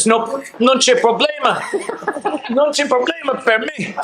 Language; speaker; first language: Italian; non-native, learner; English